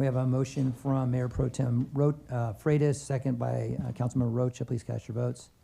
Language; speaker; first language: English; native; English